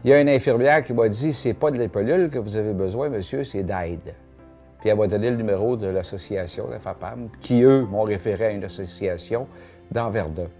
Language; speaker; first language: French; native; French